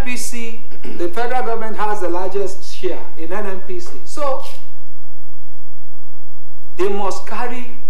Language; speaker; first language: English; non-native, local second language; Yoruba